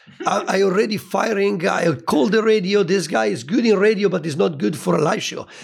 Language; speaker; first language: English; non-native, fluent; Italian